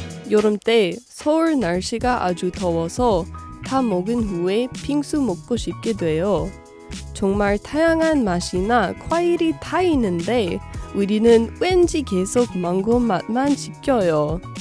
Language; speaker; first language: Korean; non-native, fluent; English